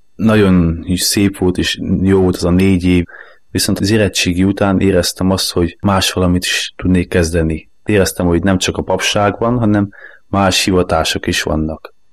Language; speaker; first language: Hungarian; native; Hungarian